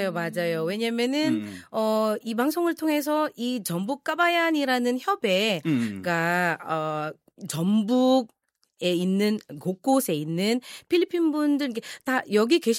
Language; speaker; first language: Korean; non-native, fluent; Filipino